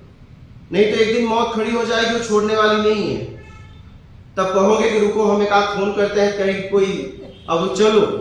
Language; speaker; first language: Hindi; native; Hindi